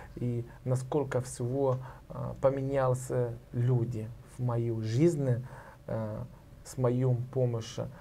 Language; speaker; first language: Russian; non-native, learner; Arabic